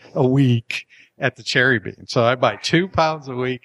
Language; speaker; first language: English; native; English